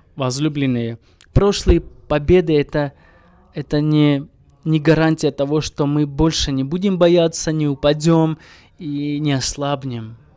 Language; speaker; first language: Russian; non-native, local second language; Armenian